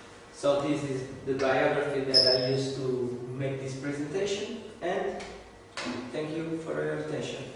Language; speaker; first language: English; non-native, learner; Portuguese